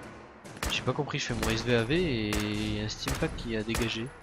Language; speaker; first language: French; native; French